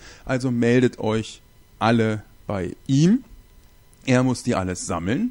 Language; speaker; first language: German; native; German